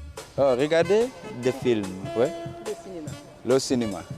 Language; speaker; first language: French; non-native, learner; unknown